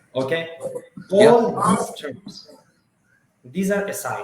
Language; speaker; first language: English; non-native, local second language; Pashto